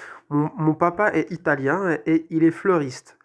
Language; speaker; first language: French; non-native, local second language; Arabic